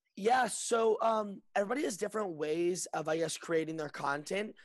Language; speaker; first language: English; native; English